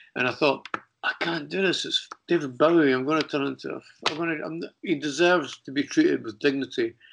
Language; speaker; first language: English; native; English